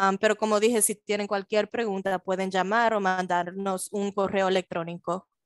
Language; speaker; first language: Spanish; early bilingual, heritage; Spanish